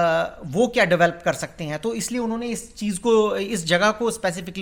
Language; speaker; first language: Hindi; native; Hindi